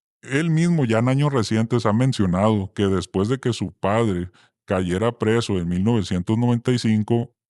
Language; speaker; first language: Spanish; native; Spanish